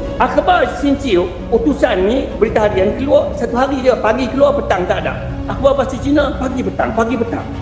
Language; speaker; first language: Malay; native; Malay